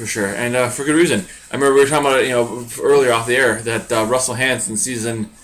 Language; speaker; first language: English; native; English